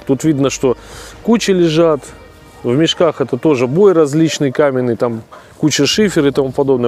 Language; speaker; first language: Russian; native; Russian